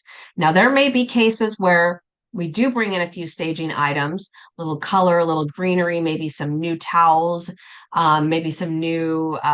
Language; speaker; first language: English; native; English